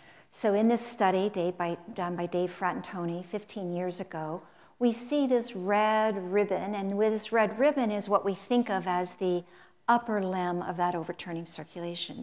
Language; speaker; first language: English; native; English